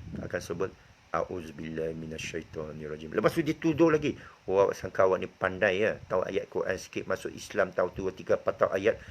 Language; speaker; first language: Malay; non-native, local second language; Chinese